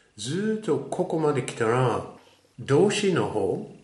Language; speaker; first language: Japanese; non-native, fluent; English